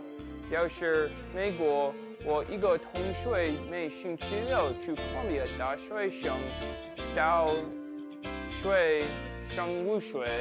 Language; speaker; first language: Chinese; non-native, learner; English